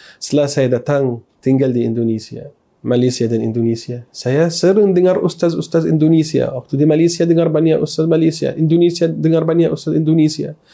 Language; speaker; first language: Malay; non-native, fluent; Arabic